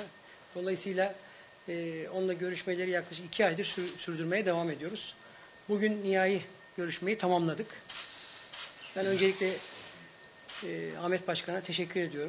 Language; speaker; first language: Turkish; native; Turkish